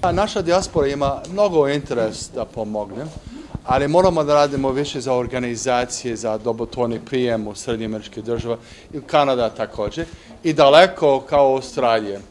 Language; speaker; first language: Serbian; early bilingual, heritage; Serbian